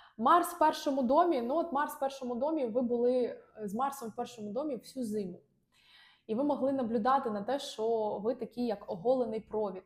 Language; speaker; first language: Ukrainian; non-native, local second language; Russian